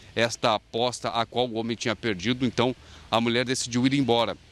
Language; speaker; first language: Portuguese; native; Portuguese